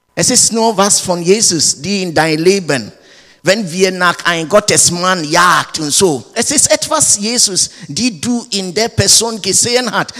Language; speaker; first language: German; non-native, learner; English